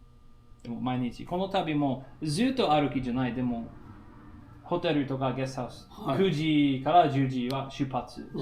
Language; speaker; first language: Japanese; non-native, learner; English